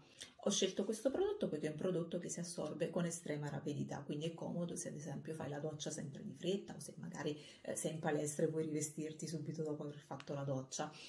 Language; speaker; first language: Italian; native; Italian